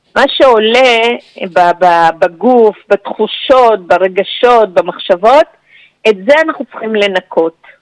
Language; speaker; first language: Hebrew; native; Hebrew